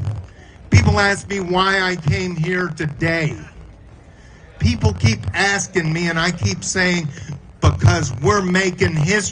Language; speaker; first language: English; native; English